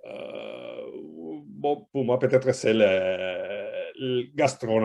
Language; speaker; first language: French; non-native, fluent; Spanish